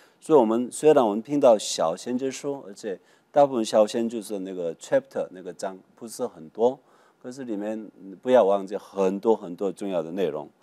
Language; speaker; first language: Chinese; non-native, fluent; Korean